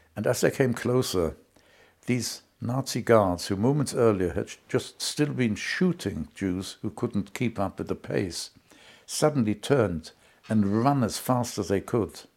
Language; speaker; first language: English; non-native, fluent; German